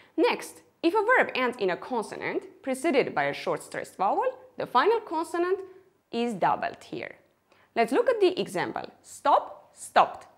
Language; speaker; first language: English; non-native, fluent; Armenian